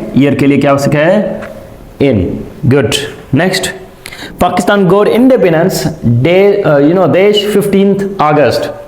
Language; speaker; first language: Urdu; non-native, local second language; Sindhi